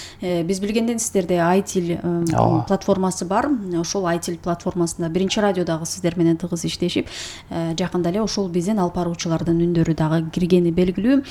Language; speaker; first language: Kyrgyz; native; Kyrgyz